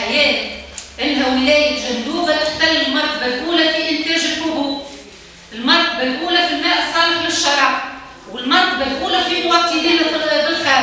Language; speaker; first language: Arabic; native; Arabic